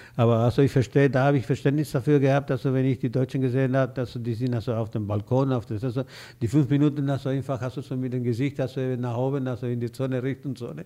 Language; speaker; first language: German; non-native, fluent; Spanish